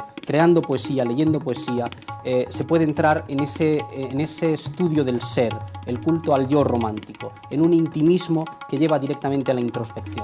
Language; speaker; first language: Spanish; native; Spanish